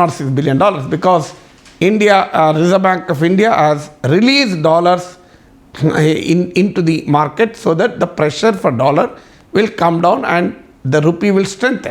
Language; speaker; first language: English; non-native, local second language; Telugu